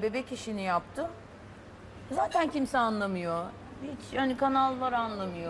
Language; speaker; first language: Turkish; native; Turkish